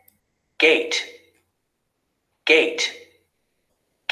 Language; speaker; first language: English; non-native, learner; Spanish